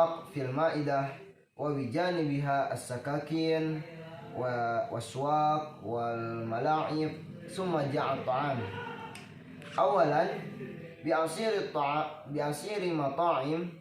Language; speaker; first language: Arabic; non-native, learner; Indonesian